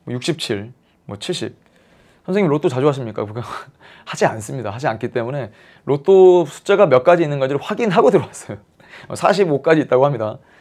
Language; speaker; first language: Korean; native; Korean